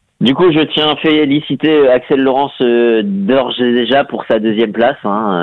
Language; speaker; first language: French; native; French